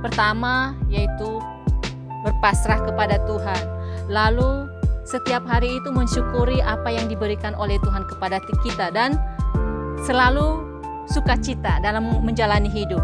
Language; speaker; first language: Indonesian; non-native, local second language; Nias